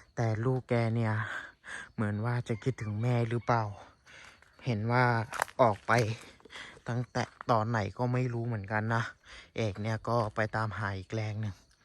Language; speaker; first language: Thai; non-native, local second language; S'gaw Karen